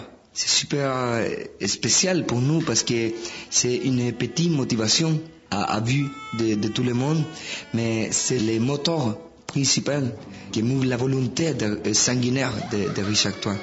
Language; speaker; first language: French; non-native, fluent; Spanish